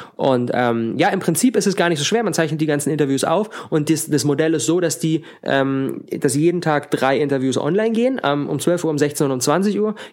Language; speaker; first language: German; native; German